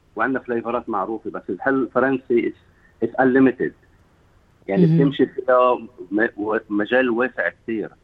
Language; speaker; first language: Arabic; native; Arabic